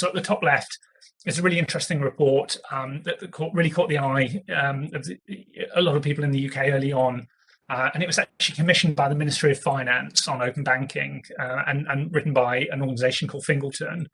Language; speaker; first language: English; native; English